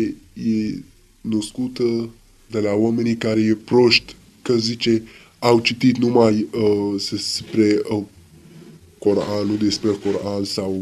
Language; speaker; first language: Romanian; non-native, learner; Arabic